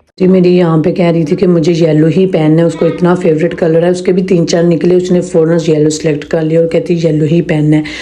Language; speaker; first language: Urdu; non-native, local second language; Punjabi